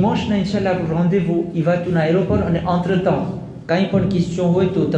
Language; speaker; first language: French; non-native, local second language; Gujarati